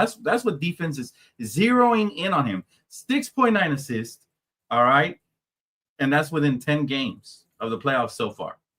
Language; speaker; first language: English; native; English